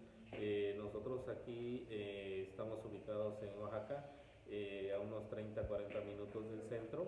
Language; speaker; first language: Spanish; native; Spanish